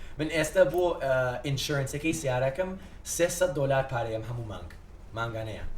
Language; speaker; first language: Central Kurdish; non-native, fluent; English